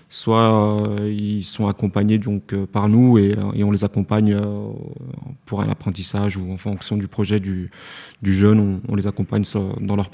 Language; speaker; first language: French; native; French